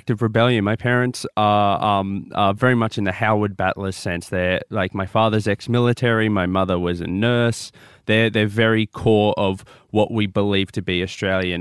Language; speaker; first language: English; native; English